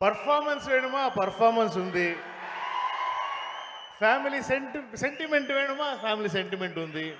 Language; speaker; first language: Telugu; non-native, learner; Tamil